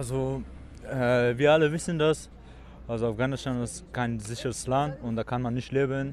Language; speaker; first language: German; non-native, fluent; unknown